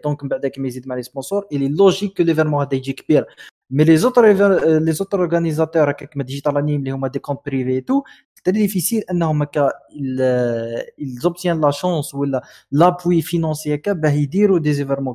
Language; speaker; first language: French; non-native, local second language; Arabic